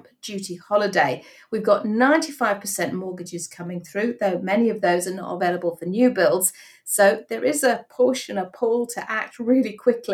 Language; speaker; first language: English; native; English